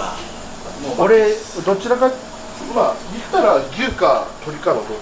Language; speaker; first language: Japanese; native; Japanese